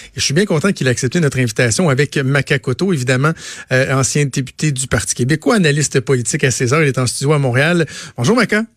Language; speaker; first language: French; native; French